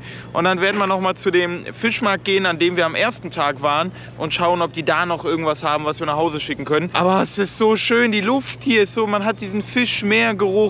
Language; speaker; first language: German; native; German